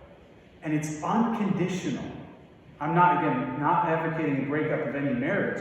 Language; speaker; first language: English; native; English